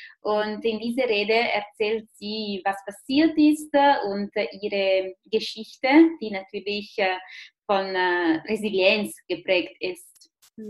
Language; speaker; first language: German; non-native, fluent; Italian